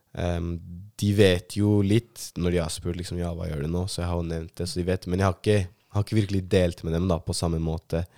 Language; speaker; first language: Norwegian; native; Norwegian